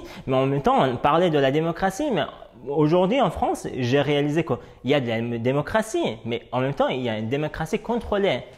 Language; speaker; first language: French; non-native, fluent; Persian